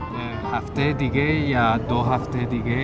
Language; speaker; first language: Persian; non-native, learner; Spanish